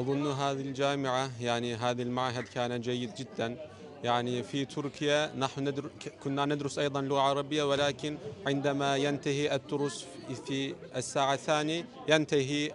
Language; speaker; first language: Arabic; non-native, learner; Turkish